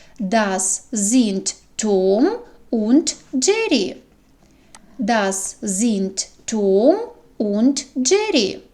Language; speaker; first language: German; non-native, fluent; Ukrainian